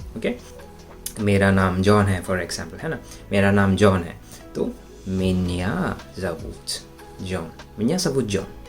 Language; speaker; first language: Hindi; non-native, local second language; Malayalam